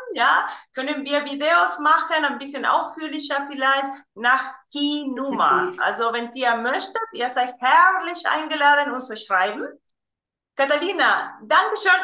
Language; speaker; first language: German; non-native, fluent; Spanish